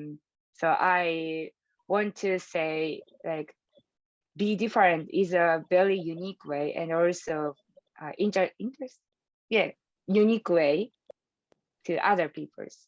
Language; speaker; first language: English; non-native, learner; Japanese